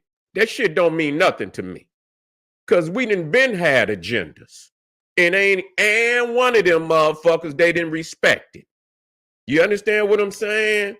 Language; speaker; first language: English; native; English